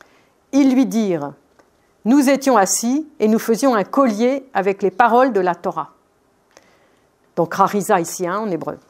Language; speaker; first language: French; native; French